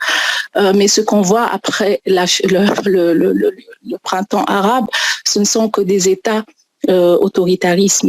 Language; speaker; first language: French; non-native, local second language; Arabic